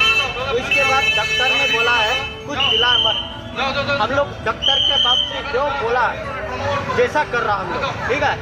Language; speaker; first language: Hindi; non-native, local second language; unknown